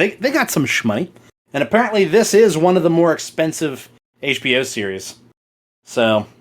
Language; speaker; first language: English; native; English